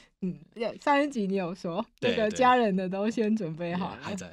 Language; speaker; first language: Chinese; native; Chinese